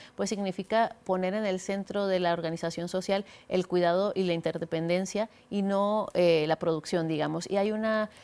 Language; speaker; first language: Spanish; native; Spanish